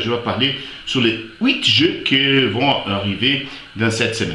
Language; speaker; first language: French; non-native, fluent; Portuguese